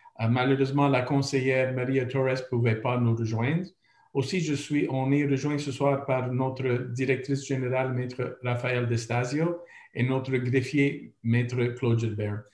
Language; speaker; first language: French; non-native, fluent; English